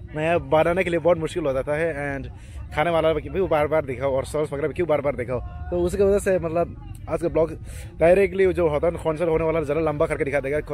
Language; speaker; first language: Hindi; non-native, local second language; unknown